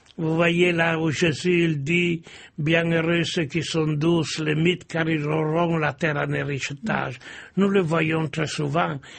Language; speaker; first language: French; non-native, fluent; Italian